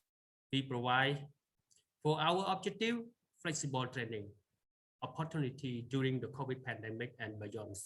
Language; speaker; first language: English; non-native, learner; Khmer